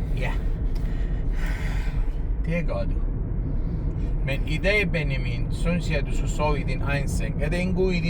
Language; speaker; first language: Danish; non-native, learner; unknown